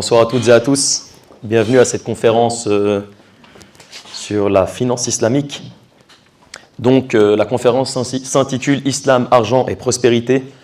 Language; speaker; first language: French; native; French